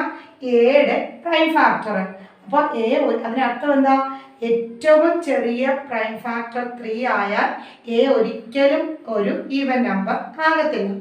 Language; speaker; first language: Malayalam; native; Malayalam